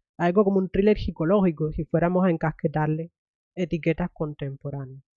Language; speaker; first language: Spanish; native; Spanish